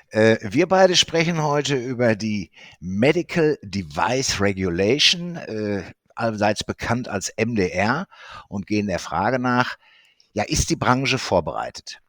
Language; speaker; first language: German; native; German